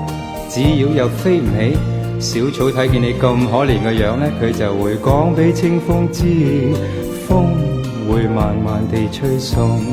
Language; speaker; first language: Cantonese; native; Cantonese